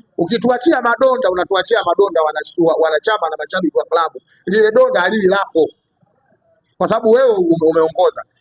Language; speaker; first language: Swahili; native; Swahili